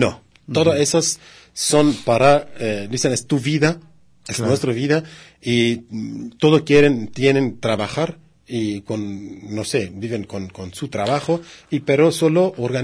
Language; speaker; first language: Spanish; non-native, learner; Kurdish